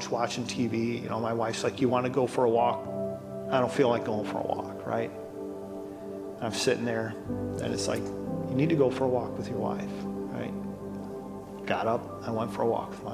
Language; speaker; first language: English; native; English